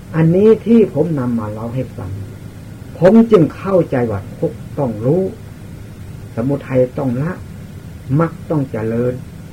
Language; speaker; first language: Thai; non-native, local second language; Lao